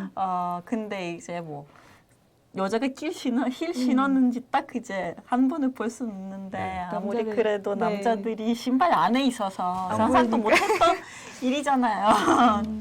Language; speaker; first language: Korean; non-native, fluent; Russian